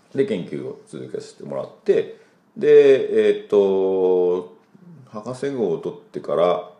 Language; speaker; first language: Japanese; native; Japanese